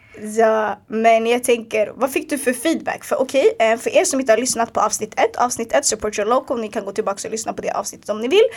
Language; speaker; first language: Swedish; early bilingual, other home language; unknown